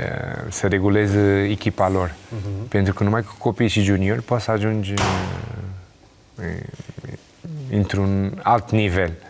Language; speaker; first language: Romanian; non-native, learner; Portuguese